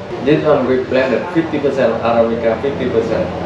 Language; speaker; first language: English; non-native, learner; Vietnamese